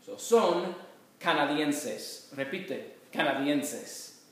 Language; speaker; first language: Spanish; non-native, fluent; English